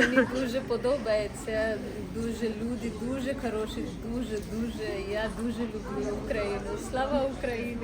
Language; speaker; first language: Ukrainian; non-native, learner; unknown